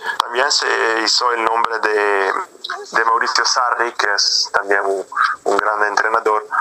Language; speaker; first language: Spanish; non-native, fluent; Italian